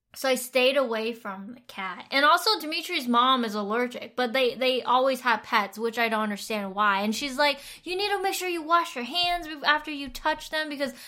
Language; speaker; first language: English; non-native, fluent; Vietnamese